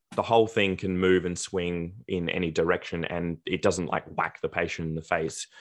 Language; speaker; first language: English; native; English